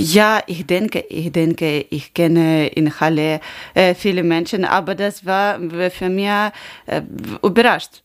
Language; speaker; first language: German; non-native, learner; Ukrainian